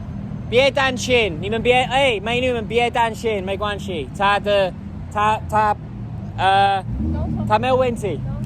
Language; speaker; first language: Chinese; non-native, learner; English